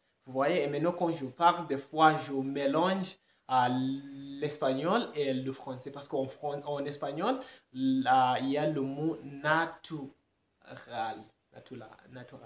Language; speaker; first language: French; non-native, fluent; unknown